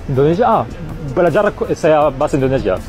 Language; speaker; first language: Indonesian; non-native, learner; English